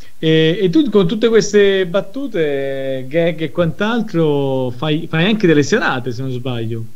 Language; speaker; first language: Italian; native; Italian